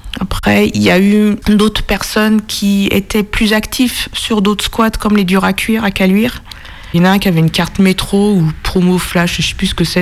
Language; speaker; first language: French; native; French